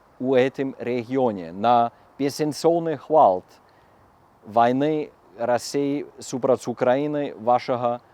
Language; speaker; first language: Belarusian; non-native, learner; German